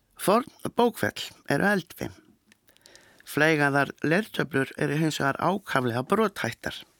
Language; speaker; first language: Icelandic; native; Icelandic